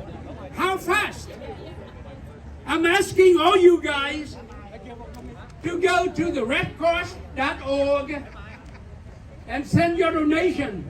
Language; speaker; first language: English; non-native, fluent; Vietnamese